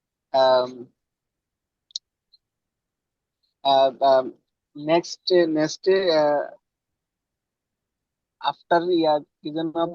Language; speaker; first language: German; non-native, learner; Bangla